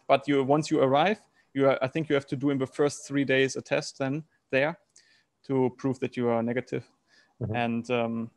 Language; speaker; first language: English; non-native, learner; German